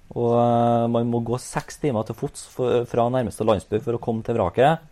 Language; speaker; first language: Norwegian; native; Norwegian